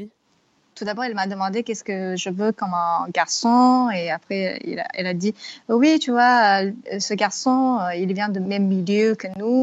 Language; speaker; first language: French; non-native, fluent; Chinese